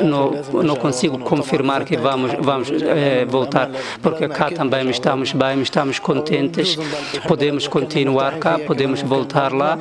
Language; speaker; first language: Portuguese; non-native, learner; Arabic